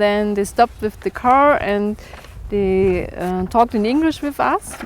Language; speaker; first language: English; non-native, learner; German